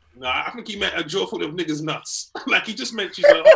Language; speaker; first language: English; native; English